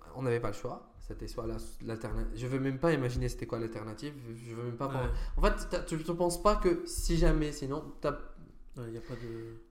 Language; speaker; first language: French; non-native, fluent; Arabic